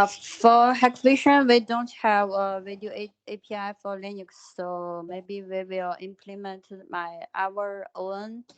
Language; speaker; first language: English; non-native, fluent; Chinese